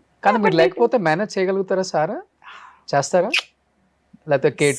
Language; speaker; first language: Telugu; native; Telugu